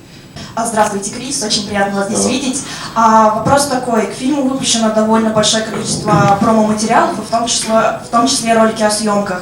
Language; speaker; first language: Russian; native; Russian